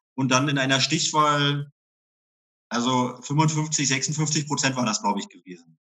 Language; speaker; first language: German; native; German